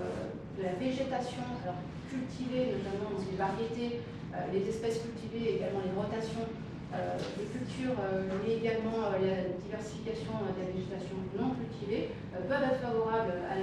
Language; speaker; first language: French; native; French